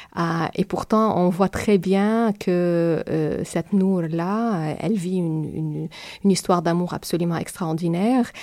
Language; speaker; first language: French; non-native, fluent; Arabic